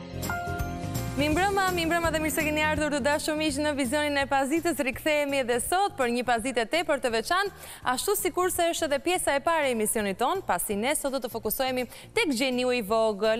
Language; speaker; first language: Albanian; native; Albanian